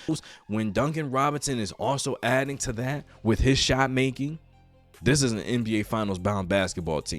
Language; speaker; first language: English; native; English